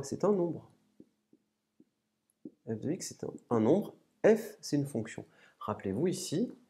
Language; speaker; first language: French; native; French